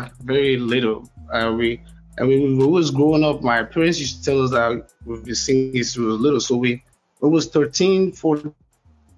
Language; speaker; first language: English; non-native, local second language; Yoruba